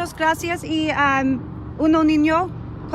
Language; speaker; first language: Spanish; non-native, learner; English